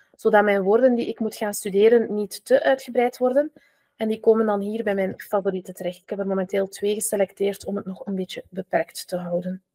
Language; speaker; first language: Dutch; native; Dutch